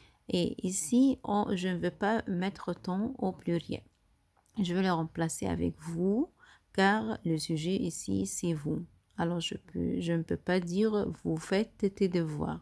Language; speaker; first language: French; non-native, fluent; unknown